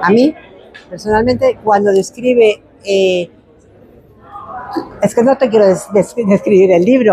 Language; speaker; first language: Spanish; native; Spanish